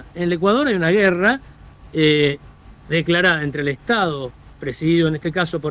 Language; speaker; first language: Spanish; native; Spanish